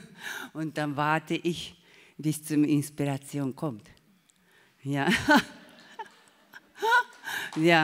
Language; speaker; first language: German; non-native, learner; Japanese